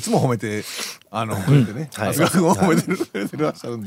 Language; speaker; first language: Japanese; native; Japanese